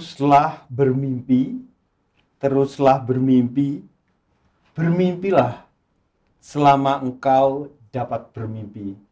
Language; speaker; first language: Indonesian; native; Indonesian